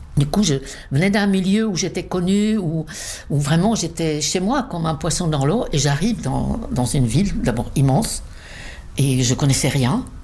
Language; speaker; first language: French; non-native, fluent; Czech